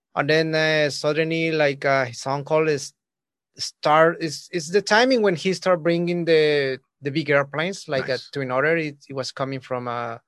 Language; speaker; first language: English; non-native, learner; Spanish